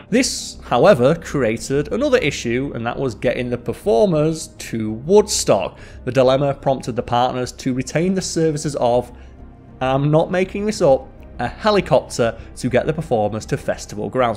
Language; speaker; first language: English; native; English